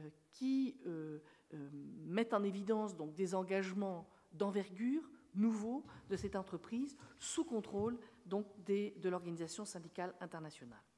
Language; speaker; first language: French; native; French